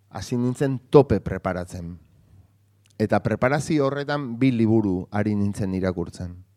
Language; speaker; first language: Basque; non-native, local second language; Spanish